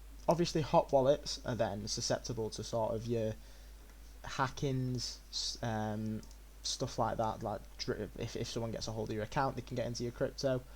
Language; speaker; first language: English; native; English